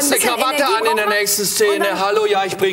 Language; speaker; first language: German; native; German